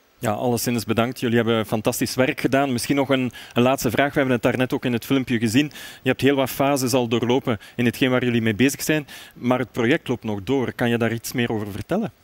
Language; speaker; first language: Dutch; native; Dutch